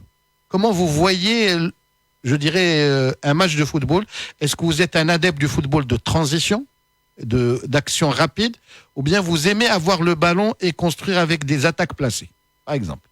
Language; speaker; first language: French; native; French